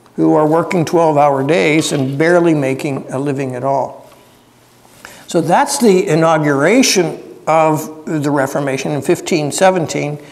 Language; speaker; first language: English; native; English